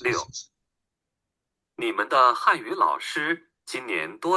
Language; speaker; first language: Chinese; non-native, learner; Bangla